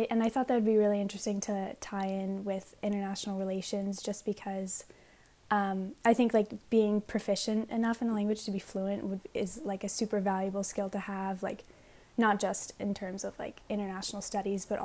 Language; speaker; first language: English; native; English